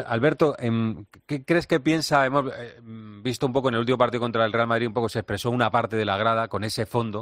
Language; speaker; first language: Spanish; native; Spanish